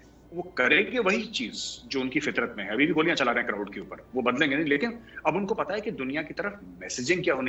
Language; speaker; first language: Hindi; native; Hindi